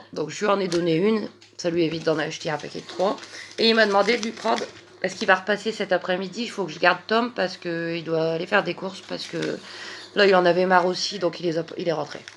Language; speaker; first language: French; native; French